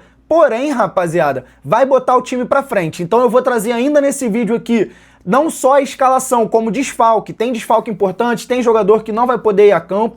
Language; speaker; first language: Portuguese; native; Portuguese